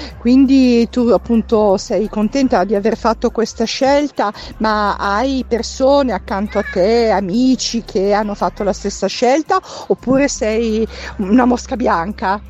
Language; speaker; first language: Italian; native; Italian